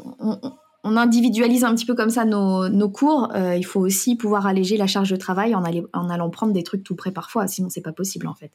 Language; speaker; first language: French; native; French